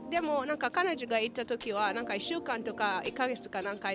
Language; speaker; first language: Japanese; non-native, learner; English